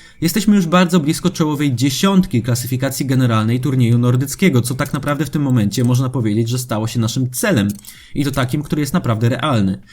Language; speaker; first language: Polish; native; Polish